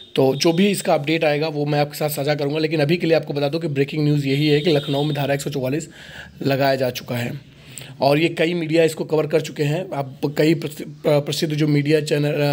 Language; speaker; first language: Hindi; native; Hindi